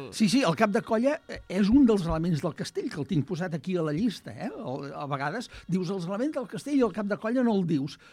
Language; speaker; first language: Catalan; native; Catalan